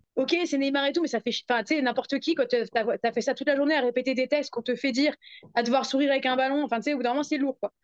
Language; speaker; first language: French; native; French